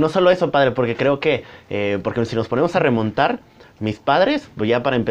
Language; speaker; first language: Spanish; native; Spanish